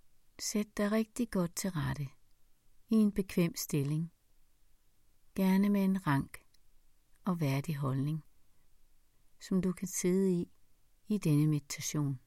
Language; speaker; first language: Danish; native; Danish